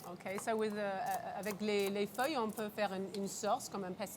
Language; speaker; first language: French; non-native, local second language; English